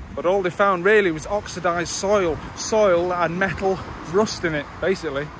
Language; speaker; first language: English; native; English